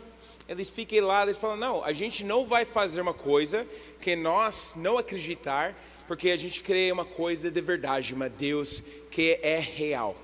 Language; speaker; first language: Portuguese; non-native, learner; English